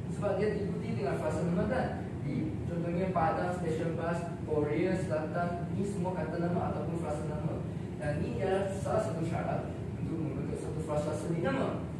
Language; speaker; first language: Malay; non-native, local second language; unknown